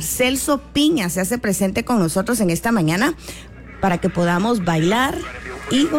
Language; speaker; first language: Spanish; native; Spanish